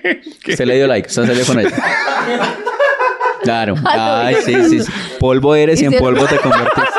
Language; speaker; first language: Spanish; native; Spanish